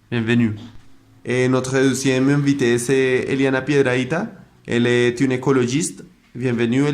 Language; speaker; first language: French; non-native, learner; Spanish